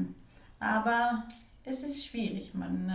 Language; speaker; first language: German; non-native, fluent; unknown